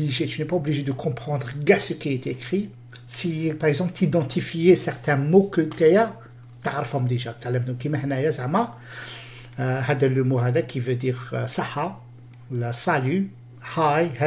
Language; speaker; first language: French; non-native, local second language; Arabic